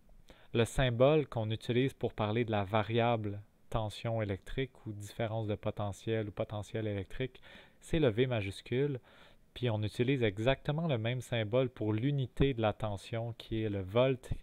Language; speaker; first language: French; native; French